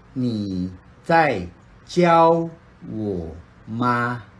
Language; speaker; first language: Chinese; non-native, fluent; Filipino